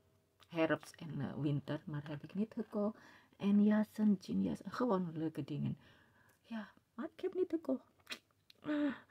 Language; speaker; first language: Dutch; non-native, learner; Indonesian